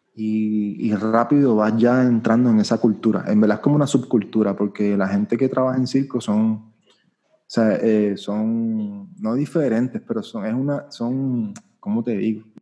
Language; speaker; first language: Spanish; native; Spanish